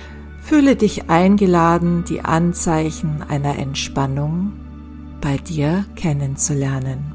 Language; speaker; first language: German; native; German